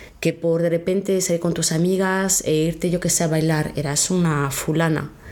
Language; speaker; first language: Spanish; non-native, fluent; French